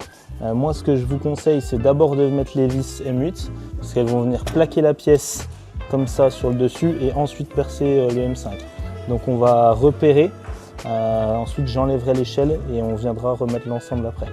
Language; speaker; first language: French; native; French